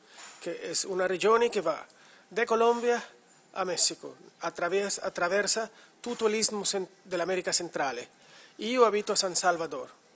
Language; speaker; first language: Italian; non-native, learner; Spanish